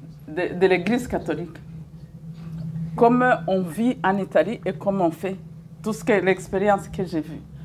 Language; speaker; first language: French; non-native, local second language; Kinyarwanda